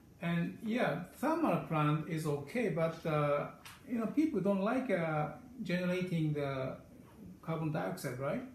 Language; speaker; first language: English; non-native, learner; Japanese